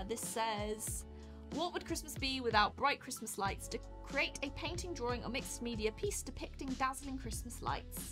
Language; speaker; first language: English; native; English